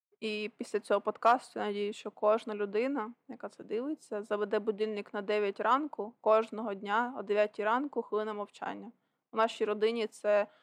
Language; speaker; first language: Ukrainian; native; Ukrainian